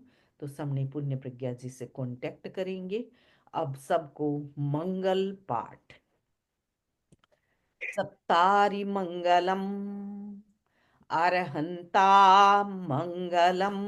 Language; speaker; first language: Hindi; native; Hindi